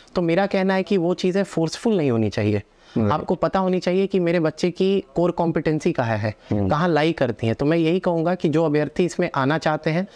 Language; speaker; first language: Hindi; non-native, local second language; Bhojpuri